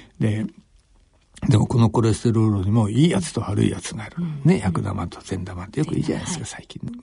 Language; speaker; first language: Japanese; native; Japanese